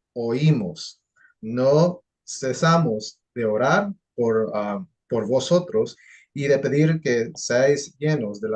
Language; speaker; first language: Spanish; early bilingual, heritage; English